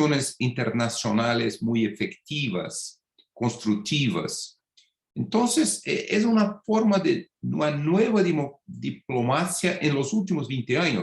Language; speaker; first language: Spanish; non-native, fluent; Portuguese